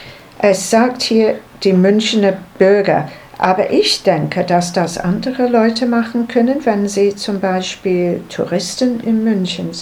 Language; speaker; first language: German; non-native, learner; English